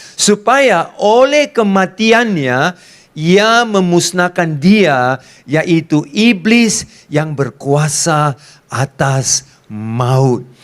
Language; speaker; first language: Malay; non-native, local second language; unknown